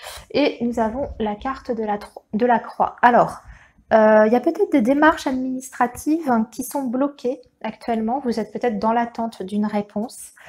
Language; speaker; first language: French; native; French